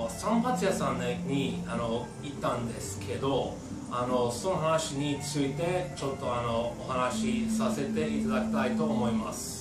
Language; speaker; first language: Japanese; non-native, fluent; English